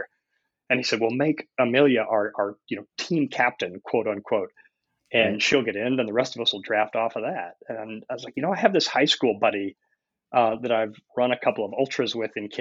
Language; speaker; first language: English; native; English